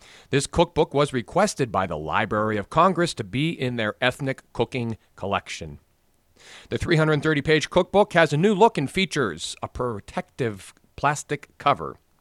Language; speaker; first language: English; native; English